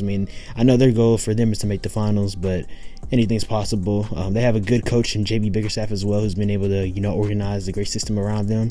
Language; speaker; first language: English; native; English